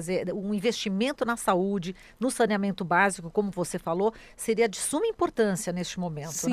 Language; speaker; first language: Portuguese; native; Portuguese